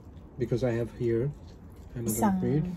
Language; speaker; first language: English; non-native, local second language; Hindi